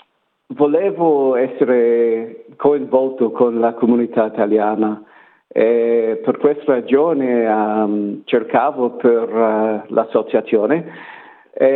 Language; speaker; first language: Italian; non-native, learner; English